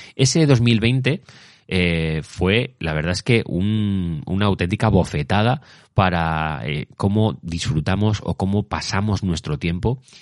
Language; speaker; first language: Spanish; native; Spanish